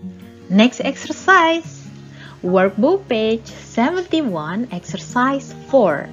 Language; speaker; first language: English; non-native, fluent; Indonesian